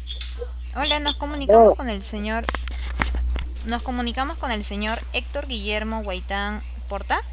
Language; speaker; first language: Spanish; native; Spanish